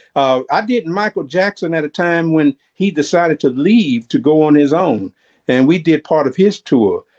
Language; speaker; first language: English; native; English